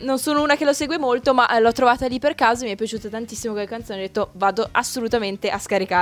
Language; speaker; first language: Italian; native; Italian